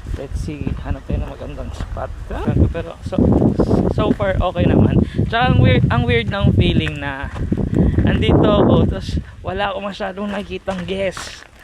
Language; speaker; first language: Filipino; native; Filipino